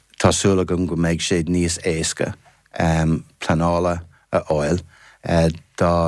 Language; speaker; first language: Irish; non-native, fluent; English